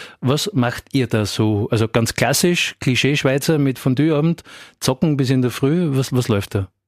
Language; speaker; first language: German; native; German